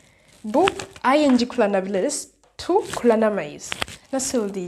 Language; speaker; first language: Turkish; non-native, fluent; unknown